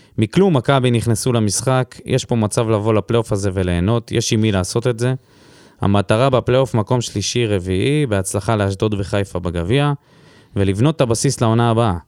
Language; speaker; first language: Hebrew; native; Hebrew